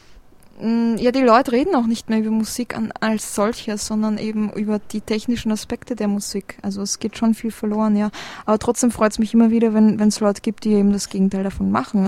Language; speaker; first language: German; early bilingual, other home language; Polish